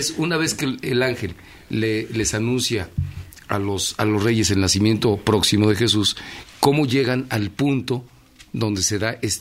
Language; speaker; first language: Spanish; native; Spanish